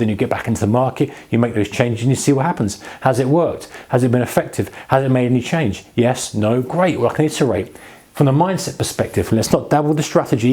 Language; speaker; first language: English; native; English